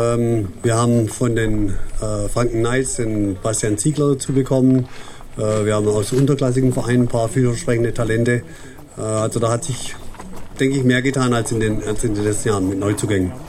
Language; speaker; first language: German; native; German